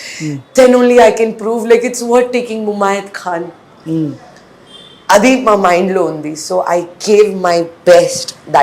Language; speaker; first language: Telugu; non-native, learner; Hindi